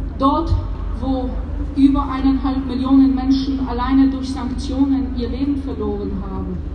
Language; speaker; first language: German; early bilingual, other home language; Polish